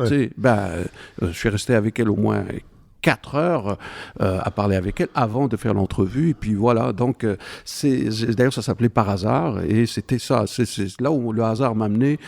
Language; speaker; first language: French; non-native, local second language; Arabic